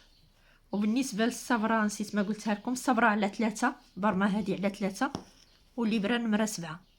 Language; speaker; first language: Arabic; native; Arabic